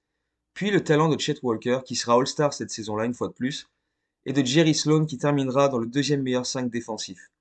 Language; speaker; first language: French; native; French